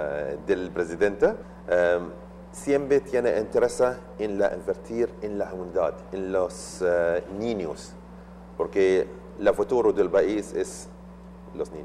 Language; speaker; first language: Spanish; non-native, learner; Arabic